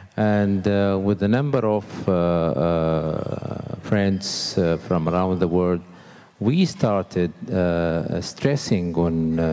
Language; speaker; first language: English; non-native, fluent; Arabic